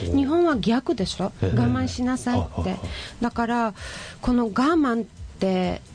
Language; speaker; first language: Japanese; non-native, fluent; Polish